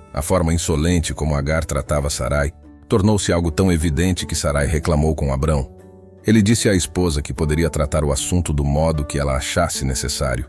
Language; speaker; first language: Portuguese; native; Portuguese